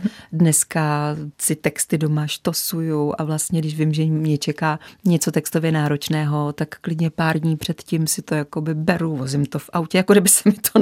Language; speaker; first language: Czech; native; Czech